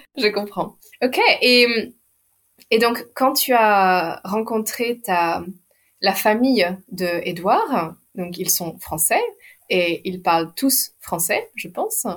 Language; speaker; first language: French; native; French